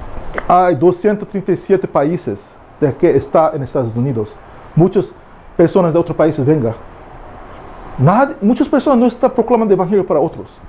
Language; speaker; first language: Spanish; non-native, learner; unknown